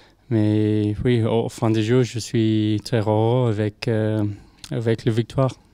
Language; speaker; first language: French; non-native, learner; English